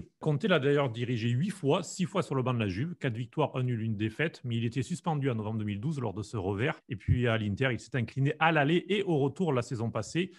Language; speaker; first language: French; native; French